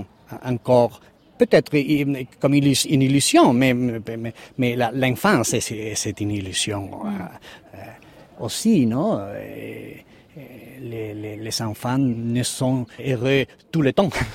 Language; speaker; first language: French; non-native, fluent; Spanish